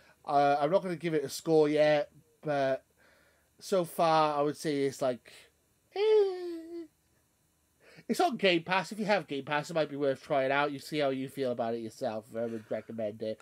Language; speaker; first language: English; native; English